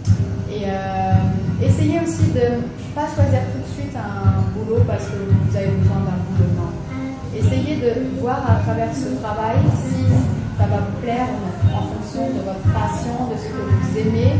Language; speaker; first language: French; early bilingual, other home language; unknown